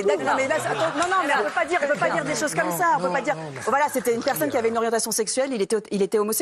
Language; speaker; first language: French; native; French